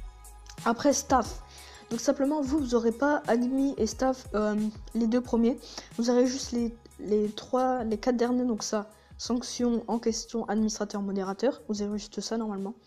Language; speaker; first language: French; native; French